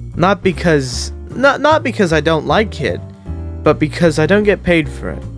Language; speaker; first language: English; native; English